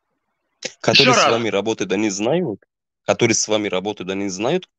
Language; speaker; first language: Russian; non-native, local second language; Tajik